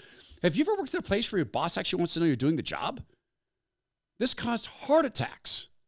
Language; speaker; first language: English; native; English